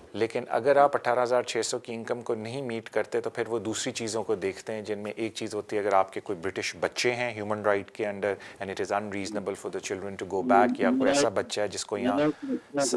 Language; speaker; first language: Urdu; native; Urdu